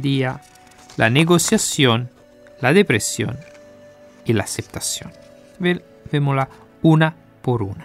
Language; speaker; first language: Spanish; non-native, fluent; Italian